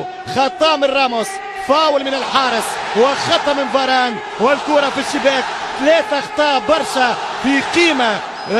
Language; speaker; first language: Arabic; native; Arabic